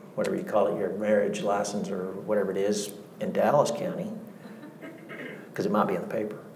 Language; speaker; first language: English; native; English